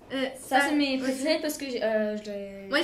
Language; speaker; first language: French; non-native, fluent; Bulgarian